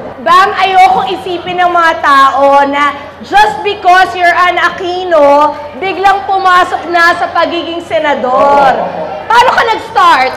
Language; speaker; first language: Filipino; native; Filipino